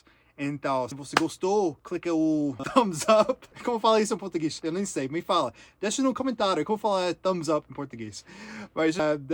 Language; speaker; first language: Portuguese; non-native, learner; English